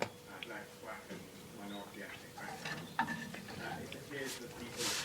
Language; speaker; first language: English; native; English